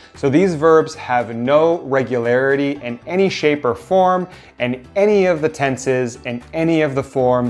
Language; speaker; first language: English; native; English